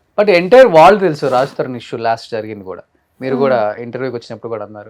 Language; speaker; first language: Telugu; native; Telugu